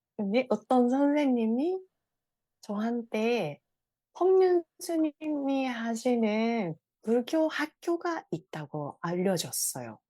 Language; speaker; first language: Korean; non-native, fluent; Japanese